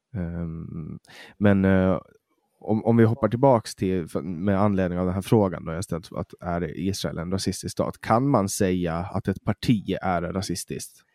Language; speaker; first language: Swedish; native; Swedish